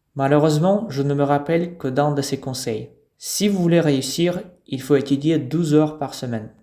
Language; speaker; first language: French; non-native, fluent; Russian